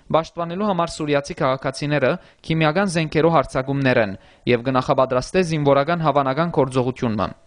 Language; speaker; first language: Armenian; early bilingual, heritage; Armenian